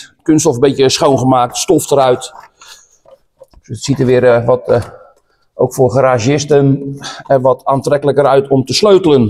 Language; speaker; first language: Dutch; native; Dutch